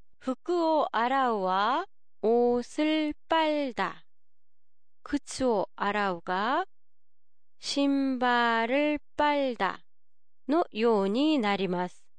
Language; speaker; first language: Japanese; non-native, fluent; Korean